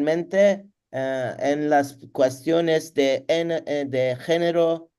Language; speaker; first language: Spanish; non-native, learner; Turkish